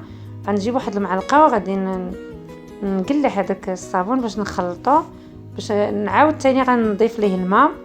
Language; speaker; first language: Arabic; native; Arabic